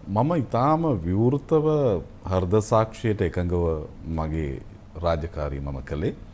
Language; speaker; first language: Sinhala; native; Sinhala